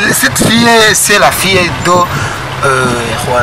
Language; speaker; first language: French; non-native, learner; Rundi